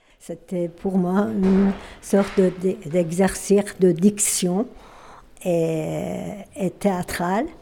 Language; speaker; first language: French; non-native, fluent; Persian